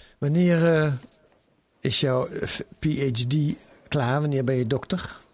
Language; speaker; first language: Dutch; native; Dutch